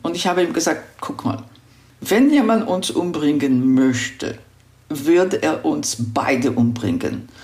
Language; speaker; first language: German; non-native, fluent; Hebrew